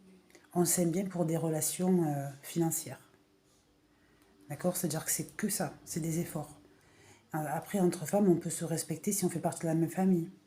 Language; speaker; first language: French; native; French